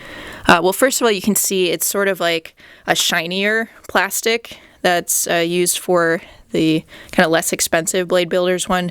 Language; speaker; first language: English; native; English